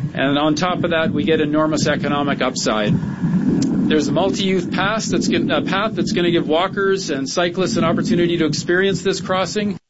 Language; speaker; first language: English; native; English